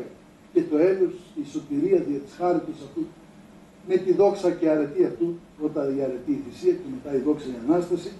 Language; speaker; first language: Greek; native; Greek